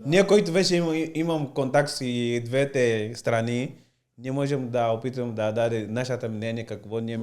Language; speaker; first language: Bulgarian; non-native, learner; Portuguese